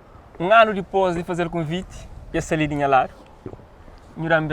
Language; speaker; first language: Portuguese; non-native, local second language; Kabuverdianu